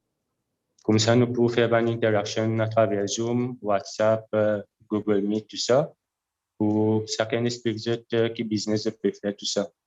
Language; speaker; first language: French; non-native, local second language; Morisyen